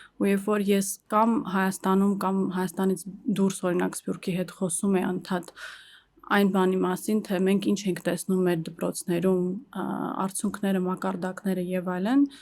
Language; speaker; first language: Armenian; early bilingual, heritage; Armenian